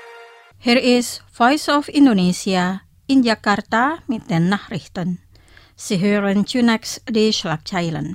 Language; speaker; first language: German; non-native, fluent; Indonesian